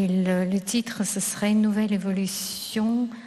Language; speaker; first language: French; non-native, fluent; Russian